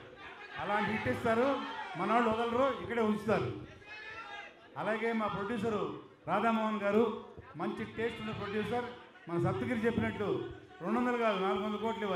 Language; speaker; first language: Telugu; native; Telugu